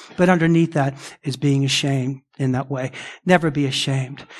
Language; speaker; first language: English; early bilingual, other home language; Italian